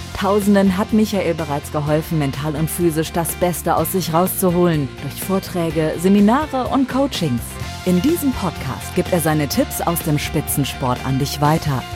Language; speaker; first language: German; native; German